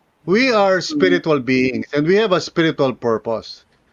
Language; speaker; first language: English; non-native, local second language; Filipino